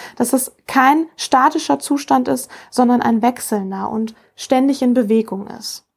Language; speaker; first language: German; native; German